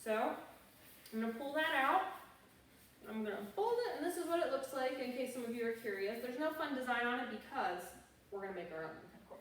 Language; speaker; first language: English; native; English